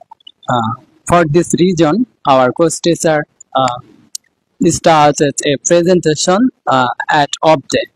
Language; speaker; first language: English; non-native, learner; Bangla